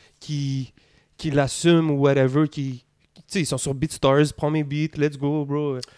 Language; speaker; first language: French; native; French